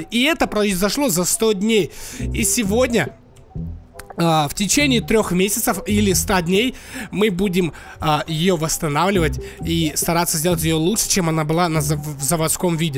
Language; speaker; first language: Russian; native; Russian